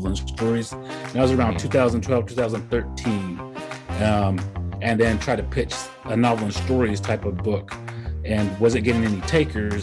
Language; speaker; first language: English; early bilingual, other home language; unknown